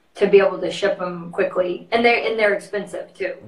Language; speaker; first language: English; native; English